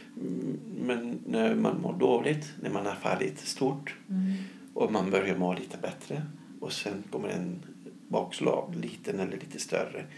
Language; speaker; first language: Swedish; non-native, fluent; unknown